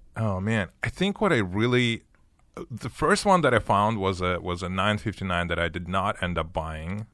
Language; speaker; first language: English; early bilingual, other home language; Ukrainian